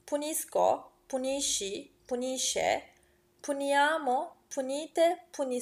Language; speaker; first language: Italian; non-native, fluent; Turkish